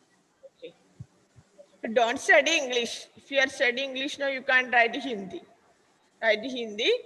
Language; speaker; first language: English; non-native, local second language; Malayalam